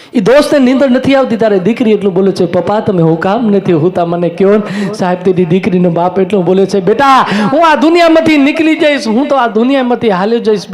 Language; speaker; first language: Gujarati; non-native, local second language; Kachhi